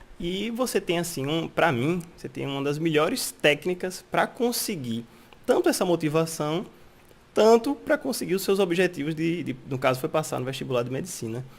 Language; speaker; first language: Portuguese; native; Portuguese